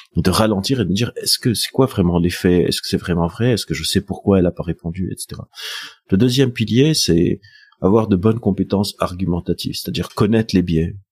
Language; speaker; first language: French; non-native, local second language; Arabic